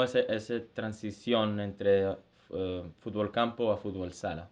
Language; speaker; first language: Spanish; early bilingual, heritage; Spanish